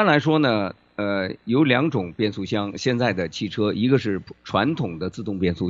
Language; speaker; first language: Chinese; native; Chinese